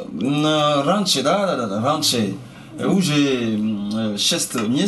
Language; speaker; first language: Russian; non-native, learner; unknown